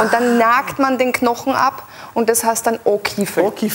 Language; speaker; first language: German; native; German